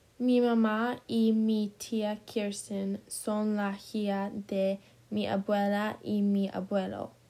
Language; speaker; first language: Spanish; non-native, learner; English